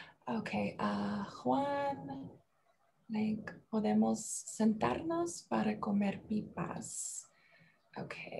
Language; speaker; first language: Spanish; non-native, learner; English